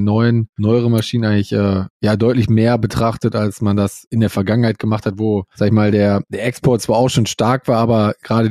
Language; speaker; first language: German; native; German